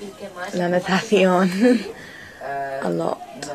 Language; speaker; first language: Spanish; non-native, learner; English